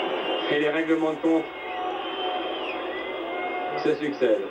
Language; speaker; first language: French; native; French